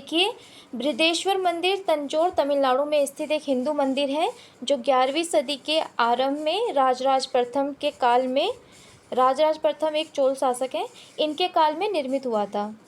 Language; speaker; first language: Hindi; native; Hindi